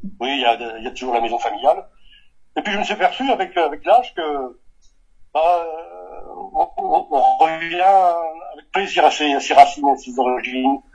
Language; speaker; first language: French; early bilingual, other home language; Portuguese